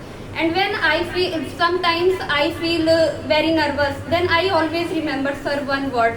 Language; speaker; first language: English; non-native, learner; Hindi